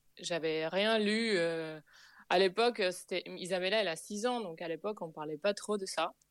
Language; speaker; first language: French; non-native, fluent; Spanish